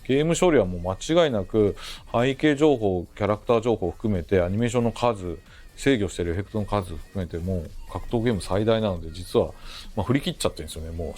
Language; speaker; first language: Japanese; native; Japanese